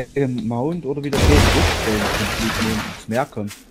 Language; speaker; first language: German; native; German